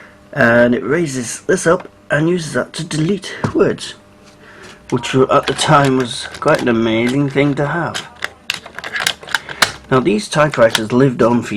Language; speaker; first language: English; native; English